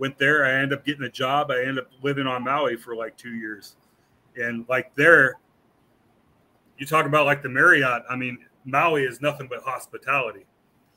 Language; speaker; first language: English; native; English